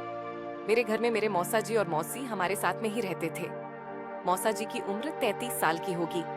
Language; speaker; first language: Hindi; native; Hindi